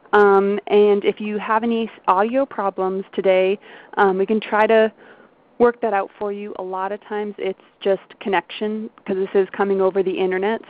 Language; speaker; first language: English; native; English